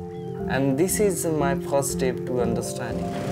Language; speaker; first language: English; non-native, local second language; Marathi